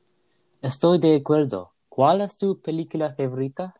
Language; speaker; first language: Spanish; non-native, learner; English